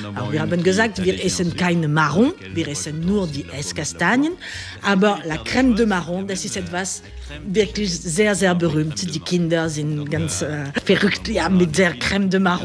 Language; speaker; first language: German; non-native, learner; French